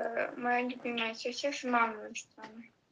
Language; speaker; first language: Russian; non-native, learner; Azerbaijani